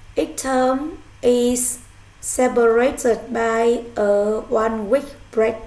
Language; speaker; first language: English; non-native, fluent; Vietnamese